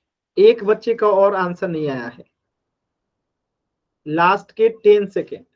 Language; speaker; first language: Hindi; native; Hindi